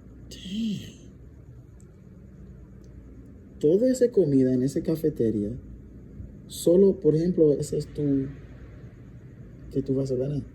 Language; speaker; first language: Spanish; non-native, learner; English